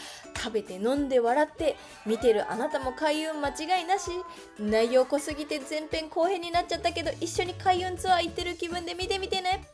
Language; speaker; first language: Japanese; native; Japanese